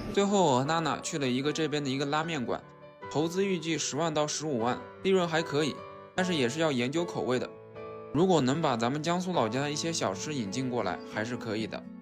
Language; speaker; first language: Chinese; native; Chinese